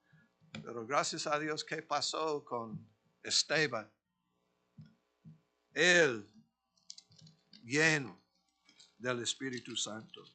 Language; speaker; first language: Spanish; non-native, fluent; English